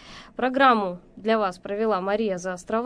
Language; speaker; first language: Russian; native; Russian